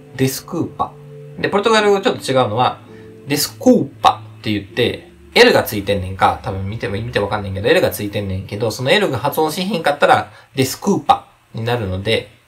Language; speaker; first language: Japanese; early bilingual, other home language; Portuguese